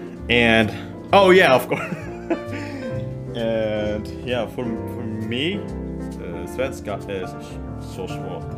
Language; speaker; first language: English; non-native, fluent; Indonesian